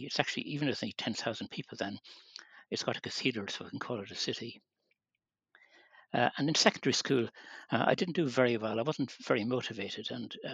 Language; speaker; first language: English; native; English